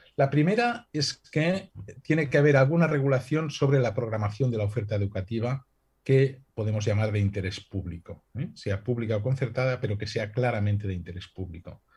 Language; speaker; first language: Spanish; non-native, local second language; Catalan